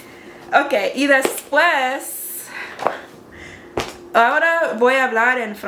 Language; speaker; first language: Spanish; non-native, learner; English